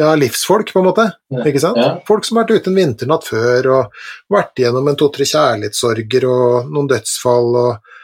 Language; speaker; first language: Norwegian; native; Norwegian